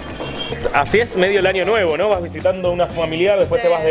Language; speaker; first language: Spanish; native; Spanish